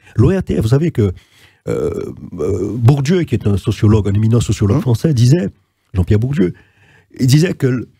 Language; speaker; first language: French; native; French